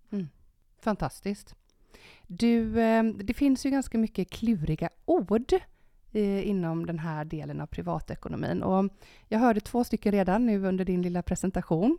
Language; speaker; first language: Swedish; native; Swedish